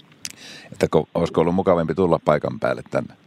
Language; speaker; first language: Finnish; native; Finnish